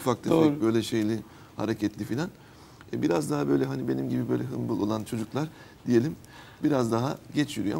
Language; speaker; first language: Turkish; native; Turkish